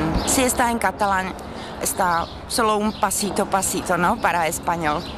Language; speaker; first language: Spanish; non-native, learner; Czech